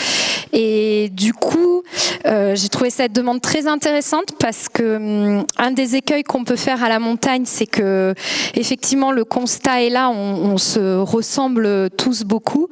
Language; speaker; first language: French; native; French